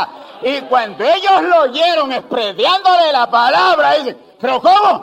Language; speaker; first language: Spanish; native; Spanish